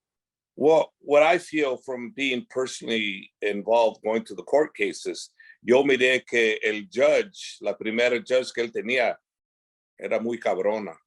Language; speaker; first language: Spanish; early bilingual, heritage; English